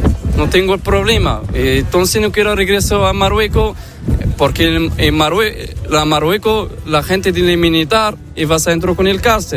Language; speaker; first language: Spanish; non-native, learner; Arabic